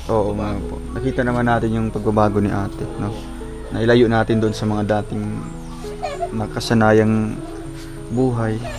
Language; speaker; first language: Filipino; non-native, local second language; Cebuano